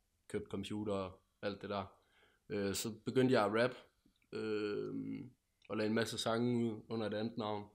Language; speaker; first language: Danish; native; Danish